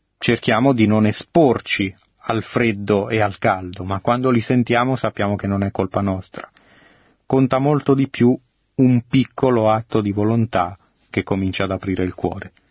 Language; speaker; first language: Italian; native; Italian